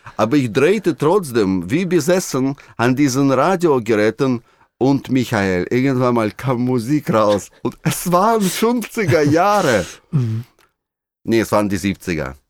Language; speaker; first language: German; non-native, fluent; Russian